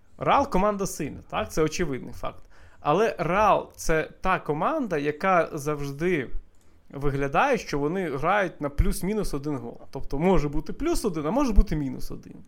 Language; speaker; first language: Ukrainian; native; Ukrainian